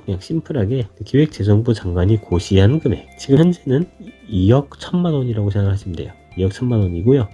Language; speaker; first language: Korean; native; Korean